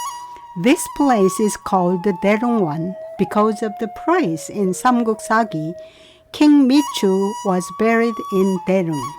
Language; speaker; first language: English; non-native, fluent; Korean